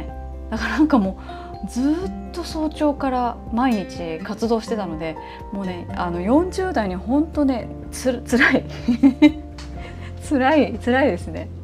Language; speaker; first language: Japanese; native; Japanese